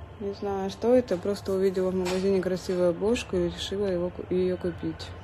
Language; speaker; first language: Russian; native; Russian